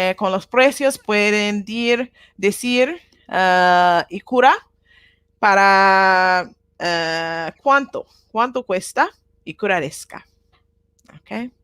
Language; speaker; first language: Spanish; non-native, learner; Japanese